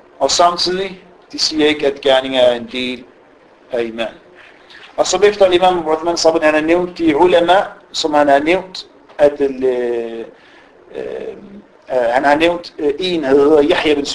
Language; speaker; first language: Danish; non-native, fluent; Arabic